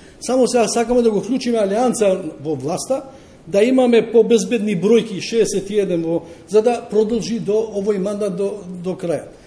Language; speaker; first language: Macedonian; non-native, local second language; Albanian